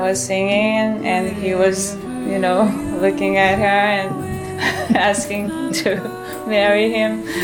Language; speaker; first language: English; early bilingual, other home language; Portuguese